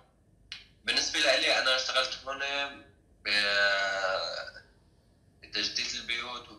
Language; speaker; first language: Arabic; native; Arabic